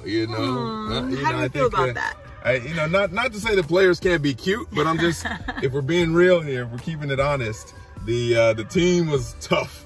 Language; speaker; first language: English; native; English